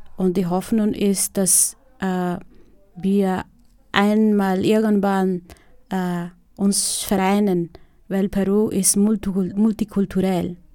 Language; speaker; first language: German; non-native, fluent; Spanish